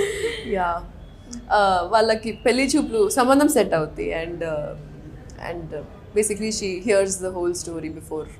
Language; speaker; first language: Telugu; non-native, local second language; Hindi